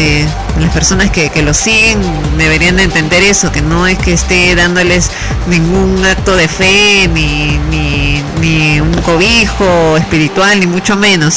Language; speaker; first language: Spanish; native; Spanish